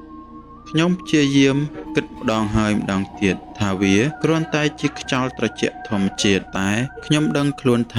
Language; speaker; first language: Khmer; native; Khmer